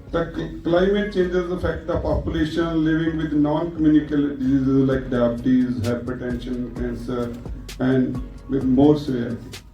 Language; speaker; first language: English; non-native, local second language; Punjabi